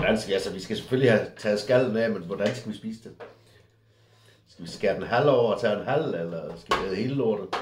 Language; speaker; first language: Danish; native; Danish